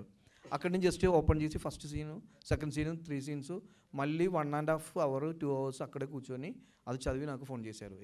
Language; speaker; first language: Telugu; non-native, learner; Malayalam